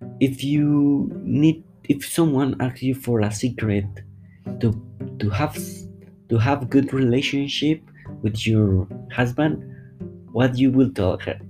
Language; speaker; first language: English; non-native, fluent; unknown